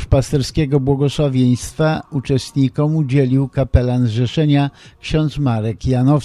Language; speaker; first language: Polish; native; Polish